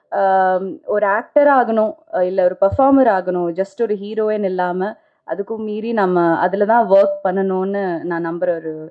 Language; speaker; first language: Tamil; non-native, local second language; Malayalam